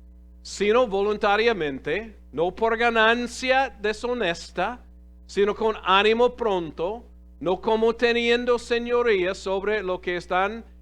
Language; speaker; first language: Spanish; non-native, fluent; English